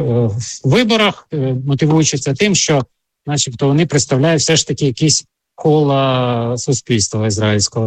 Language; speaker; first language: Ukrainian; native; Ukrainian